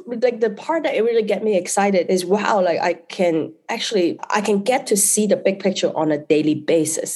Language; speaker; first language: English; non-native, local second language; Cantonese